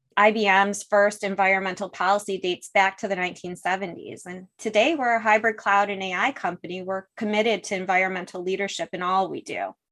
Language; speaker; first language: English; native; English